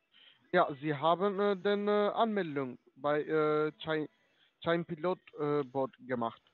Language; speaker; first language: German; non-native, learner; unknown